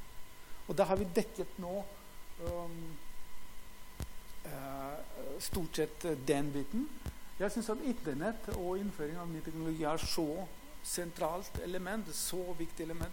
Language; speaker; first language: Norwegian; non-native, fluent; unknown